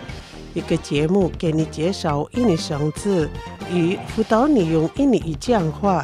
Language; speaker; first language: Chinese; non-native, fluent; Indonesian